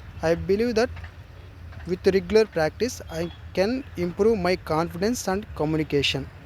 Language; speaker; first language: English; non-native, local second language; Telugu